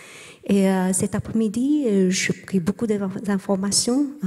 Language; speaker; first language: French; non-native, learner; Chinese